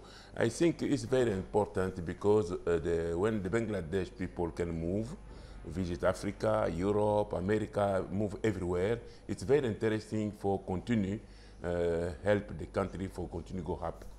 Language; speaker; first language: English; non-native, learner; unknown